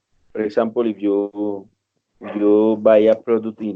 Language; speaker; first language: English; non-native, learner; Spanish